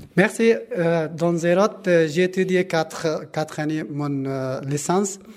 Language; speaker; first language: French; non-native, learner; Persian